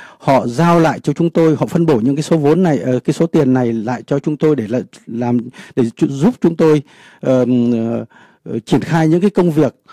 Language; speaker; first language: Vietnamese; native; Vietnamese